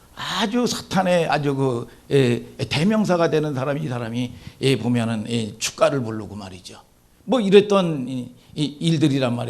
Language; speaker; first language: Korean; native; Korean